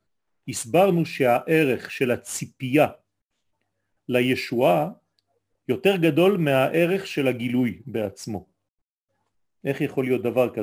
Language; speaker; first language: Hebrew; non-native, fluent; French